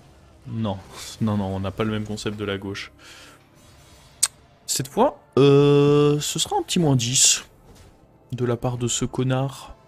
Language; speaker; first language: French; native; French